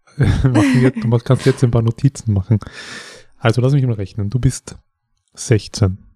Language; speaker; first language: German; native; German